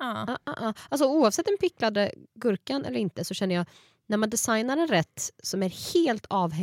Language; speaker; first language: Swedish; native; Swedish